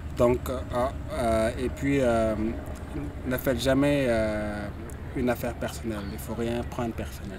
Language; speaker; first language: French; non-native, local second language; Wolof